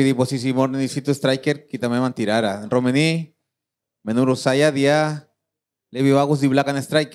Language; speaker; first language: Indonesian; non-native, fluent; Spanish